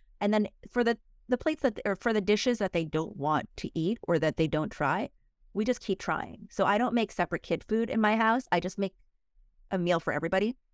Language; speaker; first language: English; early bilingual, other home language; Korean